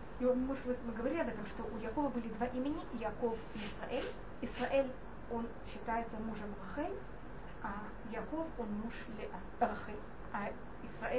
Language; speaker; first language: Russian; non-native, fluent; Hebrew